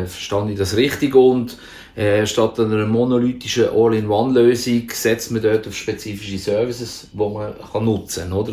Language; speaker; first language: German; native; German